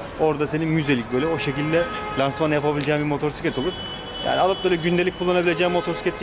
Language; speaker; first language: Turkish; native; Turkish